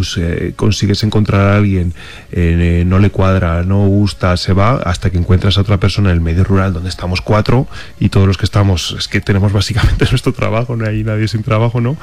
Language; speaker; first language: Spanish; native; Spanish